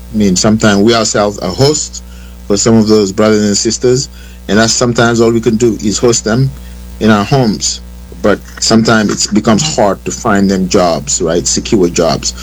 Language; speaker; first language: English; non-native, fluent; Wolof